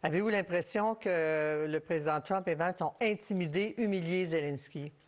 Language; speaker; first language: French; native; French